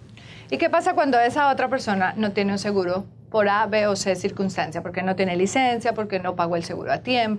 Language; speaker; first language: Spanish; native; Spanish